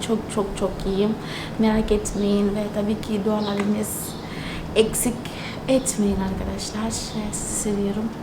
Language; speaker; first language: Turkish; non-native, fluent; Tsonga